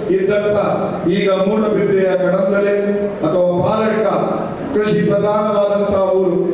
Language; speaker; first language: Kannada; non-native, local second language; Tulu